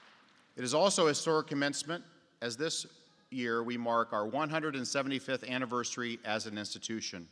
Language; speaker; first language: English; native; English